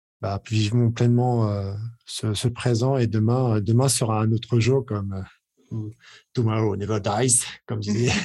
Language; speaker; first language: French; native; French